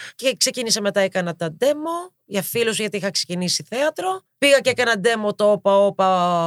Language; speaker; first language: Greek; early bilingual, heritage; Greek